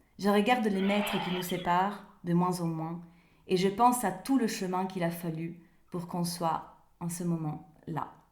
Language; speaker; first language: French; non-native, fluent; Italian